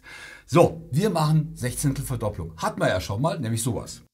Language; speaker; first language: German; native; German